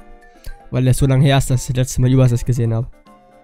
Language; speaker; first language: German; native; German